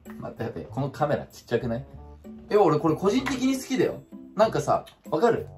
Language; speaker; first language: Japanese; non-native, fluent; Turkish